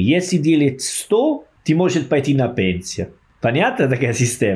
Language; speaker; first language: Russian; non-native, learner; Italian